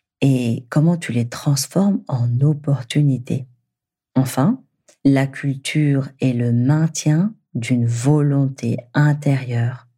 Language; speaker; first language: French; native; French